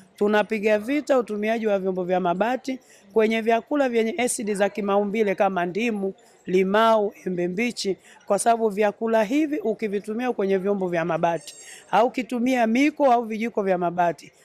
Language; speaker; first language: Swahili; native; Swahili